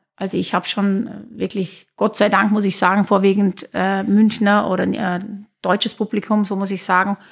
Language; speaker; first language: German; native; German